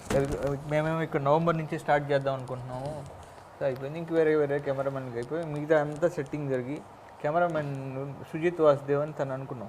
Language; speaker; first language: Telugu; native; Telugu